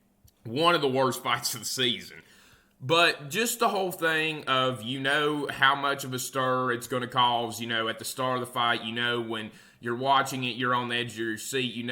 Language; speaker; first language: English; native; English